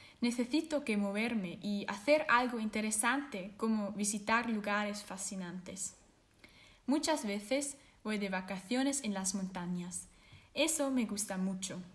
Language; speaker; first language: Spanish; non-native, learner; Swiss German